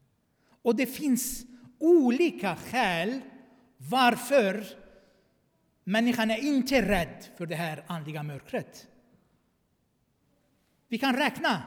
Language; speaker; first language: Swedish; non-native, fluent; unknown